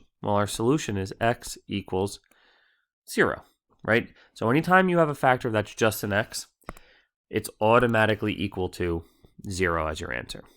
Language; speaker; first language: English; native; English